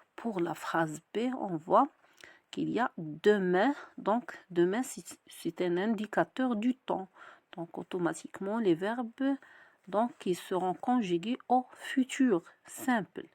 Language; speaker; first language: French; non-native, local second language; Arabic